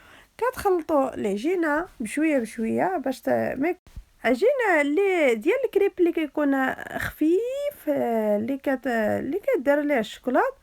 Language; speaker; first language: Arabic; native; Arabic